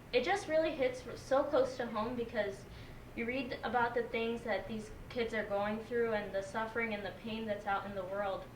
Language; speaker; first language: English; early bilingual, other home language; Urdu